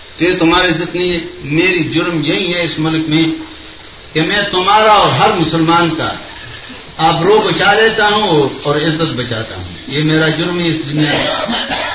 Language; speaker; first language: Urdu; non-native, local second language; Pashto